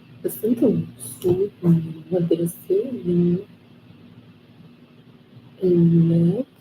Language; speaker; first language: Arabic; non-native, learner; English